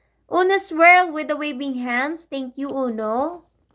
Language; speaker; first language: English; non-native, local second language; Filipino